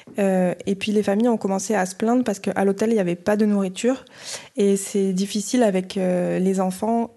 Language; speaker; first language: French; non-native, fluent; Bini